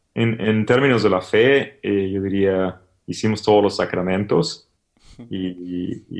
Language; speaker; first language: Spanish; native; Spanish